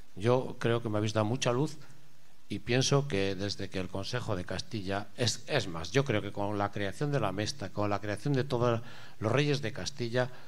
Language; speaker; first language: Spanish; native; Spanish